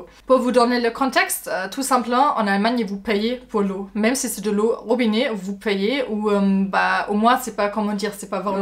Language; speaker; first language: French; non-native, fluent; German